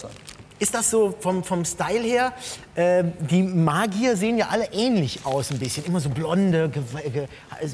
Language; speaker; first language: German; native; German